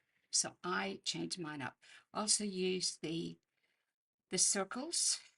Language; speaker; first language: English; native; English